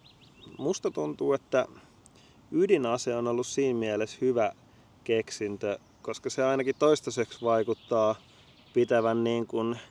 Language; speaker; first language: Finnish; native; Finnish